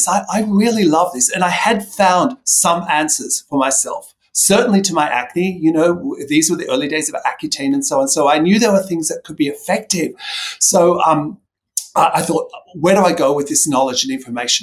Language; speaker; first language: English; native; English